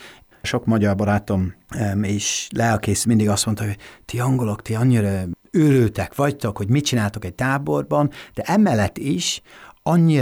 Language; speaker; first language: Hungarian; non-native, fluent; English